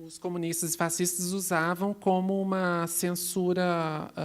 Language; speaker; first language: Portuguese; native; Portuguese